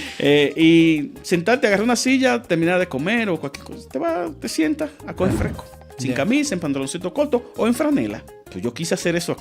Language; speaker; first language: Spanish; native; Spanish